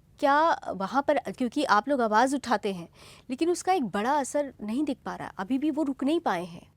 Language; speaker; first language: Hindi; native; Hindi